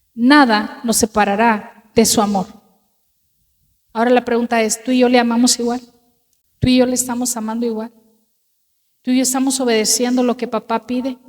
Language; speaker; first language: Spanish; native; Spanish